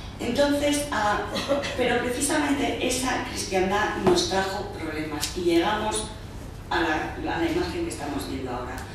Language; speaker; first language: Spanish; early bilingual, heritage; Spanish